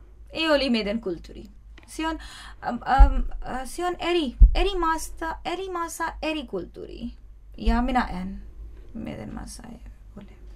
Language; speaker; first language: Finnish; non-native, learner; Urdu